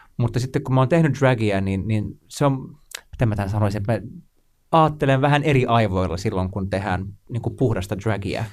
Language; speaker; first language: Finnish; non-native, local second language; Swedish